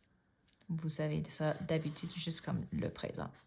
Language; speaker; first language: French; non-native, fluent; English